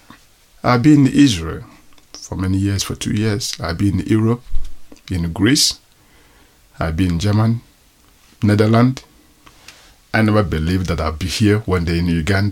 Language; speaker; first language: English; non-native, local second language; Igbo